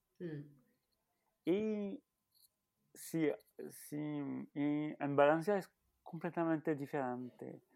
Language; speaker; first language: Spanish; non-native, learner; French